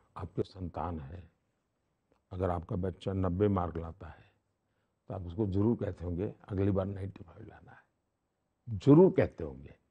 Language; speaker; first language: Hindi; non-native, local second language; Gujarati